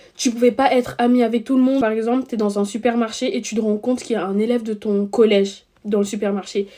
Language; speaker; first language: French; native; French